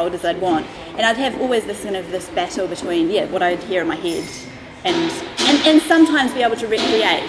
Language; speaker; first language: English; native; English